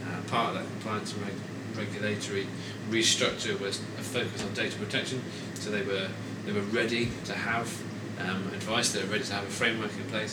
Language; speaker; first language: English; native; English